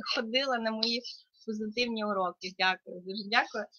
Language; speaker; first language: Ukrainian; non-native, local second language; Russian